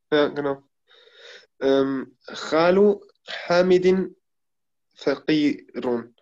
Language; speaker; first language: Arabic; non-native, learner; German